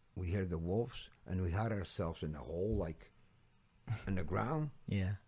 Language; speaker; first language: English; non-native, fluent; Portuguese